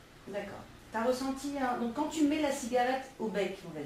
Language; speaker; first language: French; native; French